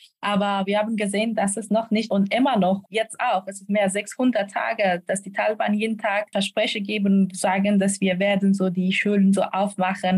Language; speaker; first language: German; non-native, fluent; Persian